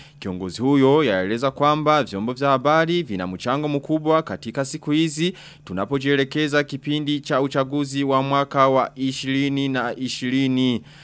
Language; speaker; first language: Swahili; non-native, local second language; Rundi